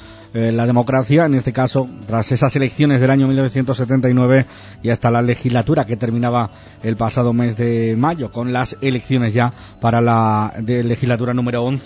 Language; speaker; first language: Spanish; native; Spanish